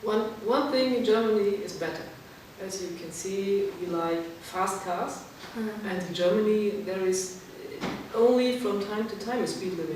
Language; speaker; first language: English; non-native, learner; German